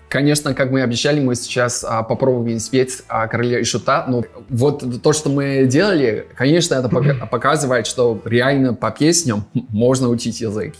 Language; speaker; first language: Russian; native; Russian